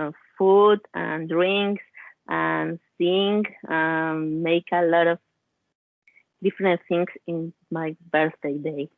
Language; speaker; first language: English; non-native, learner; Spanish